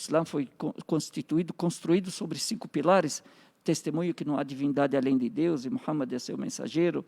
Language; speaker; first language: Portuguese; native; Portuguese